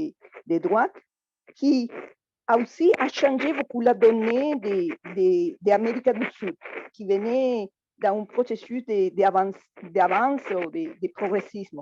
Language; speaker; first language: French; non-native, fluent; Spanish